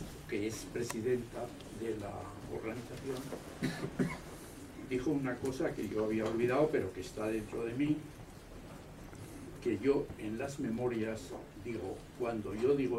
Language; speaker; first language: Spanish; native; Spanish